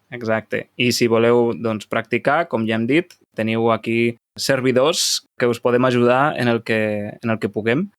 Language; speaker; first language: Catalan; native; Catalan